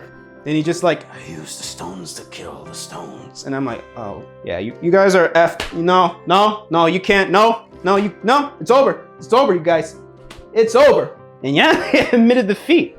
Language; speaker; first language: English; native; English